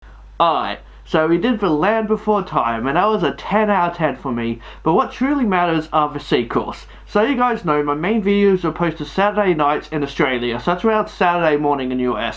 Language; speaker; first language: English; native; English